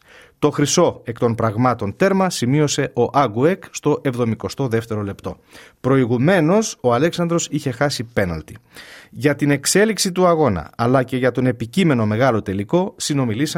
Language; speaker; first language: Greek; native; Greek